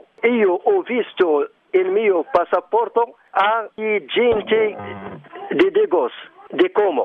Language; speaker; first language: Italian; non-native, learner; Arabic